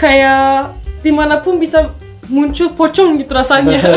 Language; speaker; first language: Indonesian; non-native, fluent; Turkish